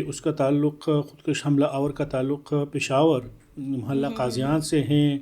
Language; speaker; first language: Urdu; non-native, local second language; Pashto